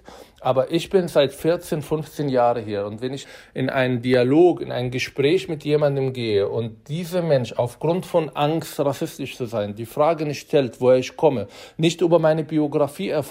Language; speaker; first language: German; non-native, fluent; Arabic